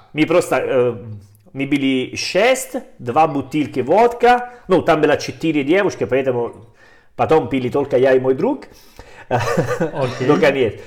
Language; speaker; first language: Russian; non-native, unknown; Italian